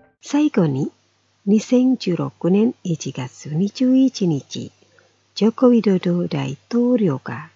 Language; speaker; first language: Japanese; non-native, fluent; Indonesian